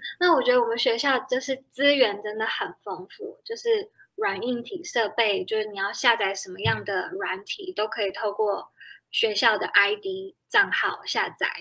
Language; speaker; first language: Chinese; native; Chinese